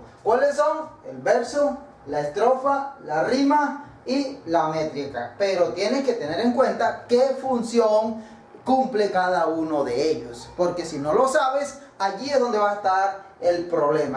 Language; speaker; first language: Spanish; native; Spanish